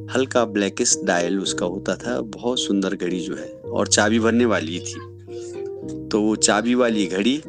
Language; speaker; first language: Hindi; native; Hindi